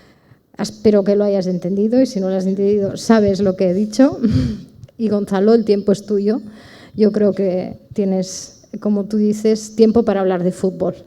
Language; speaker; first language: Spanish; non-native, local second language; Catalan